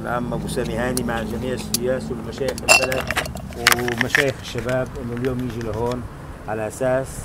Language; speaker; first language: Arabic; native; Arabic